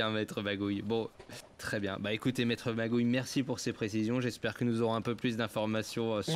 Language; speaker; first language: French; native; French